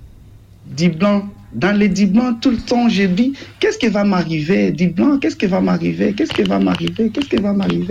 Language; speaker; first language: French; non-native, learner; Portuguese